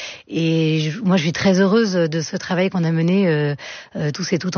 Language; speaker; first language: French; native; French